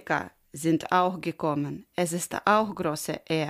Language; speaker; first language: German; non-native, learner; Ukrainian